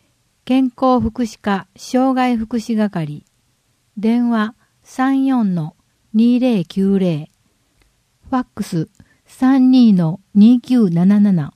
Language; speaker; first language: Japanese; native; Japanese